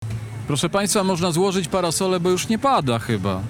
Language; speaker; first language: Polish; native; Polish